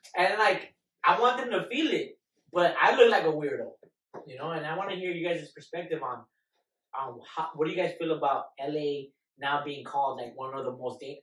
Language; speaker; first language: English; early bilingual, other home language; Spanish